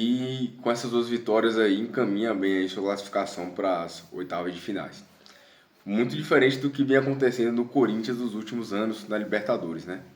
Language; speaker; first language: Portuguese; native; Portuguese